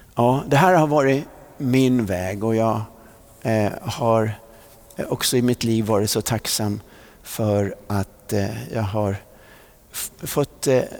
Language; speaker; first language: Swedish; native; Swedish